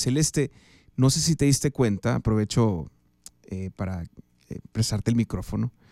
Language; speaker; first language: Spanish; native; Spanish